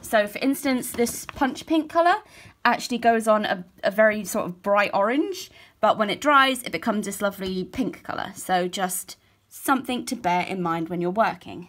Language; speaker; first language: English; native; English